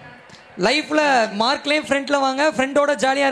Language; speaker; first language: Tamil; native; Tamil